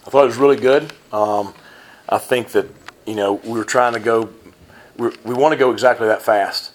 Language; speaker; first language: English; native; English